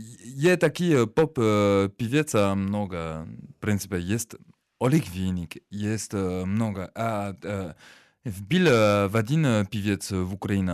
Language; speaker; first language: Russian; non-native, learner; French